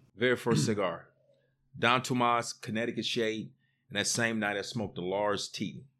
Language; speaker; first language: English; native; English